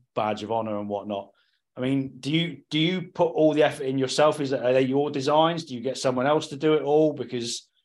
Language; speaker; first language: English; native; English